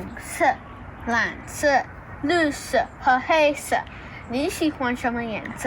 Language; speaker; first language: Chinese; non-native, learner; English